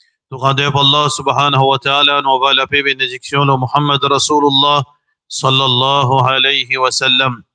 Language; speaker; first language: French; non-native, local second language; Morisyen